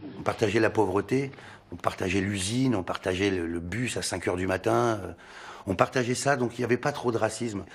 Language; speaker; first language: French; early bilingual, other home language; Arabic